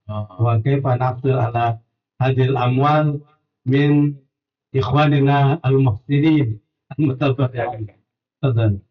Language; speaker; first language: Arabic; non-native, fluent; Indonesian